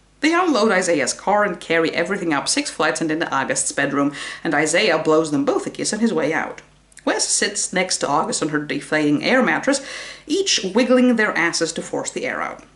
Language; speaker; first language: English; non-native, fluent; Greek